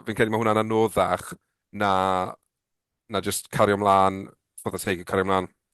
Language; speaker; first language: Welsh; native; Welsh